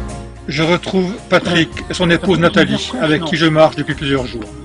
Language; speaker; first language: French; native; French